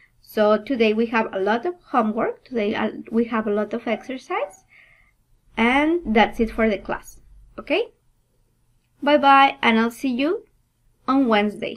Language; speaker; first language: English; non-native, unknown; Spanish